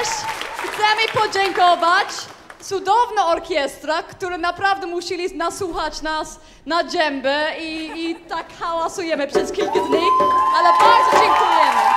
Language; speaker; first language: Polish; non-native, learner; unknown